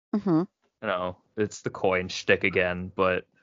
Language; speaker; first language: English; native; English